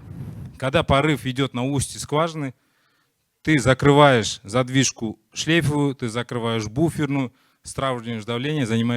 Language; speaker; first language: Russian; native; Russian